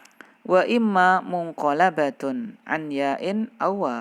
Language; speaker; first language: Arabic; non-native, fluent; Indonesian